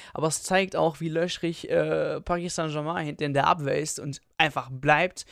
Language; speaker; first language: German; early bilingual, other home language; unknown